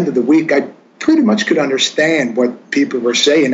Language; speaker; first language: English; non-native, fluent; Swedish